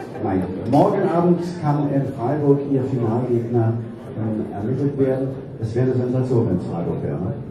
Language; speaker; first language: German; native; German